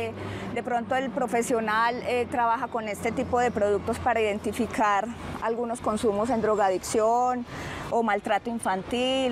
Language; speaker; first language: Spanish; native; Spanish